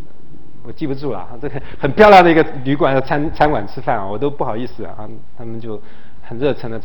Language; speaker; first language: Chinese; native; Chinese